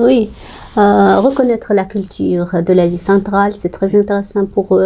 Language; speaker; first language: French; non-native, fluent; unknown